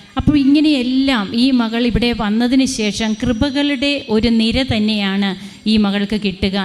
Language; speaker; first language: Malayalam; native; Malayalam